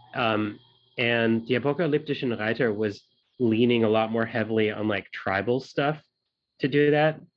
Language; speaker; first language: English; native; English